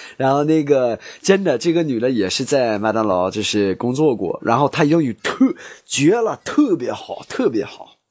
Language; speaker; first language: Chinese; non-native, fluent; English